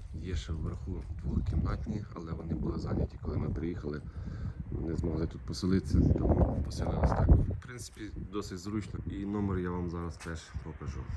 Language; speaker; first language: Ukrainian; non-native, local second language; Russian